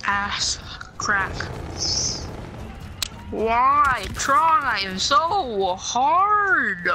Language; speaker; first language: English; native; English